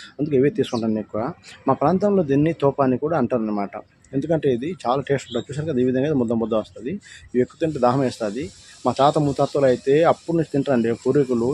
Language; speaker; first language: Telugu; non-native, local second language; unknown